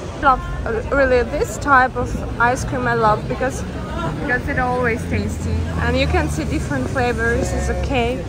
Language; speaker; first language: English; non-native, learner; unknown